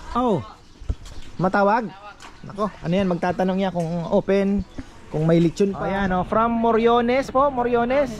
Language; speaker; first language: Filipino; native; Filipino